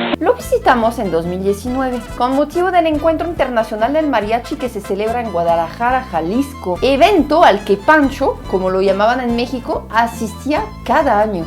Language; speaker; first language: Spanish; non-native, fluent; French